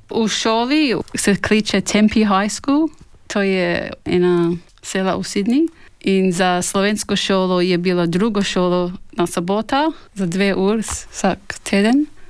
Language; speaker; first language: Slovenian; early bilingual, heritage; Slovenian